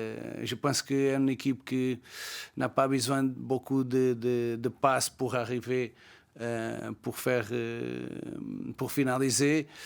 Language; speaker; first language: French; non-native, learner; Portuguese